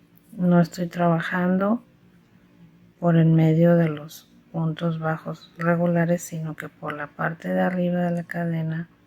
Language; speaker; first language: Spanish; native; Spanish